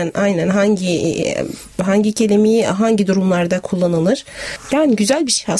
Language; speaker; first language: Turkish; non-native, fluent; Arabic